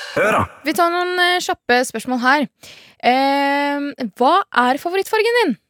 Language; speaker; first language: Norwegian; native; Norwegian